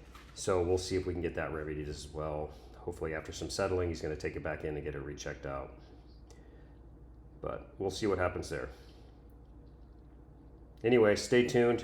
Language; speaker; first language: English; native; English